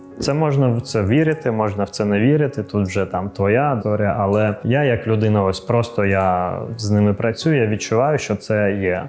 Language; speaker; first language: Ukrainian; non-native, local second language; Crimean Tatar